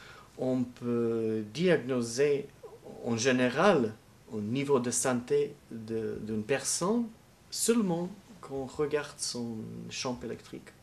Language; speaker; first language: French; non-native, learner; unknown